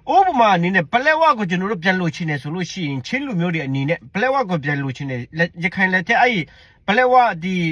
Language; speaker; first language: Burmese; non-native, local second language; Hakha Chin